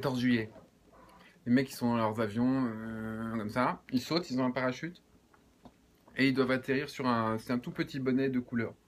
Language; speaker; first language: French; native; French